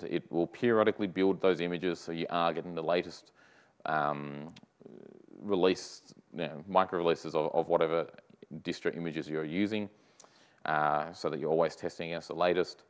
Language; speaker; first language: English; native; English